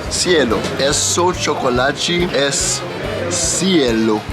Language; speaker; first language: Spanish; non-native, learner; English